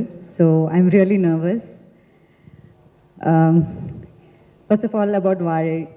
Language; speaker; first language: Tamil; non-native, fluent; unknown